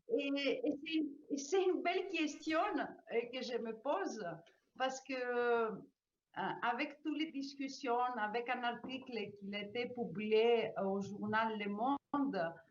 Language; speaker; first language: French; non-native, fluent; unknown